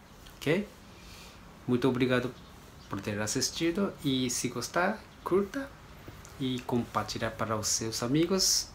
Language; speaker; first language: Portuguese; non-native, fluent; Japanese